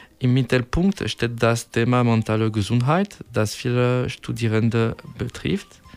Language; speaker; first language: German; non-native, learner; French